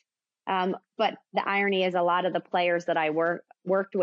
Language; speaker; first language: English; native; English